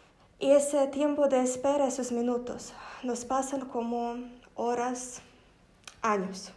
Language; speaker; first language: Spanish; non-native, fluent; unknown